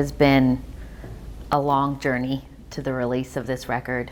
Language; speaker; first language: English; native; English